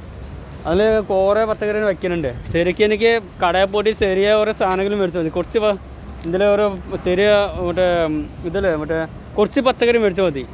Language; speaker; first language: Malayalam; non-native, local second language; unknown